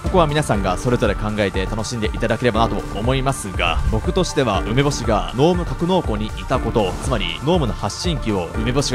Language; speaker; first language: Japanese; native; Japanese